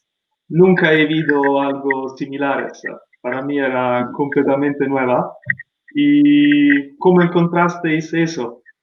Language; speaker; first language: Spanish; non-native, fluent; Italian